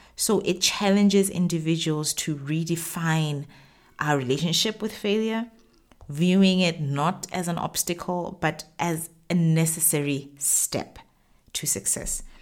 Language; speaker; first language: English; non-native, local second language; Tswana